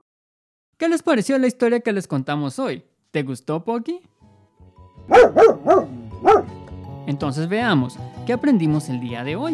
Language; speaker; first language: Spanish; native; Spanish